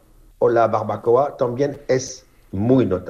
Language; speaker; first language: Spanish; non-native, learner; Korean